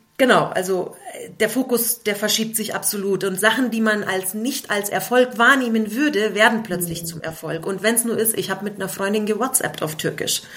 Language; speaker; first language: German; native; German